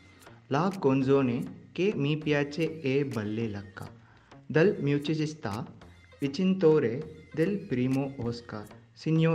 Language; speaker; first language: Italian; non-native, learner; Tamil